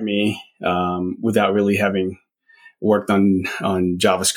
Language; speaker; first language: English; non-native, local second language; Filipino